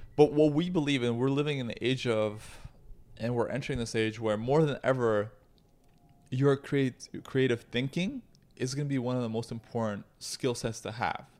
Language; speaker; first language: English; native; English